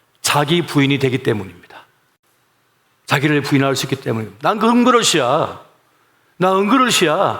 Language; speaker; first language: Korean; native; Korean